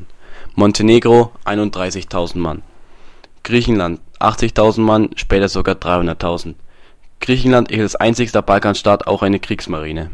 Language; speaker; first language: German; native; German